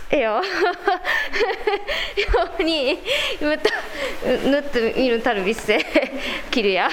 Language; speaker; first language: Finnish; non-native, learner; Japanese